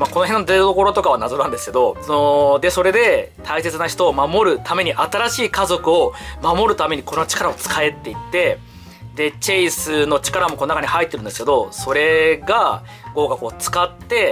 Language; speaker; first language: Japanese; native; Japanese